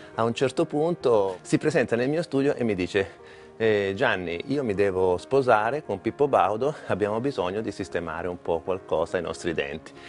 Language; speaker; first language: Italian; native; Italian